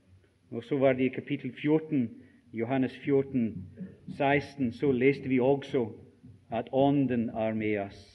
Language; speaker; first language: Norwegian; non-native, fluent; English